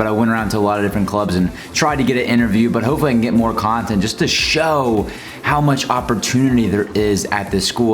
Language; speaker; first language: English; native; English